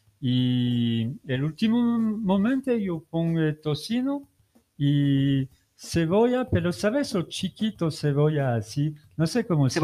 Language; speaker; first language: Spanish; non-native, learner; French